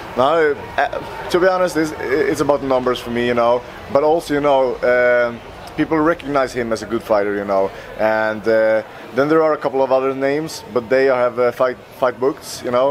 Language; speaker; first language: English; non-native, fluent; Swedish